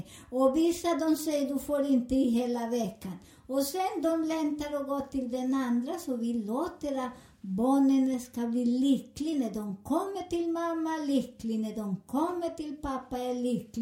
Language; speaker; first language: Swedish; non-native, learner; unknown